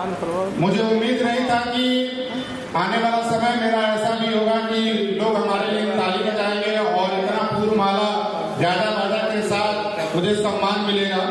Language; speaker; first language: Hindi; native; Hindi